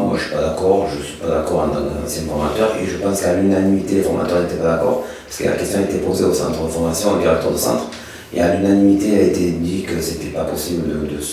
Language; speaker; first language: French; native; French